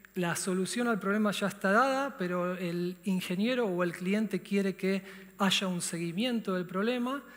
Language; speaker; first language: Spanish; native; Spanish